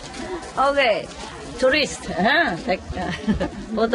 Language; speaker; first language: English; non-native, fluent; Vietnamese